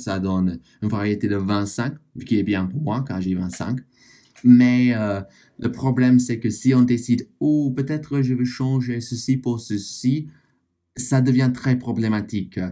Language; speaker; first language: French; non-native, fluent; English